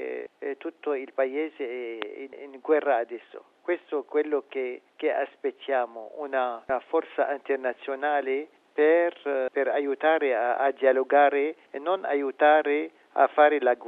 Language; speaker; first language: Italian; non-native, fluent; Arabic